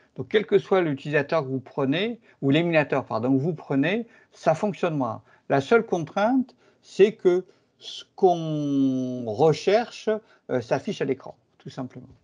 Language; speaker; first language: French; native; French